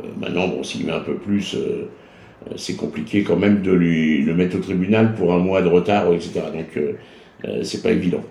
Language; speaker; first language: French; native; French